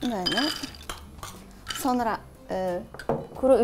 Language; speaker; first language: Turkish; non-native, learner; Arabic